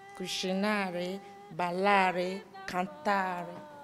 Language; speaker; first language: Italian; non-native, learner; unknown